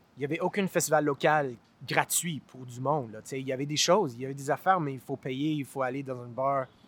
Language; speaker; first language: French; non-native, local second language; English